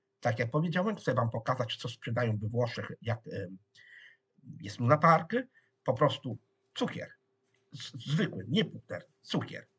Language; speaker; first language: Polish; non-native, fluent; Italian